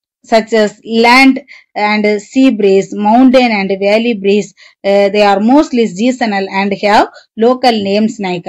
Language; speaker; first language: English; non-native, local second language; Tamil